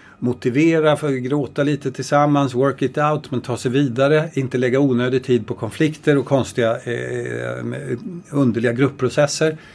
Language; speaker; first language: Swedish; native; Swedish